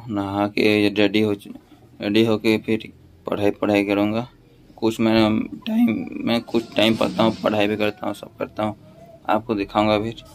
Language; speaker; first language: Hindi; non-native, local second language; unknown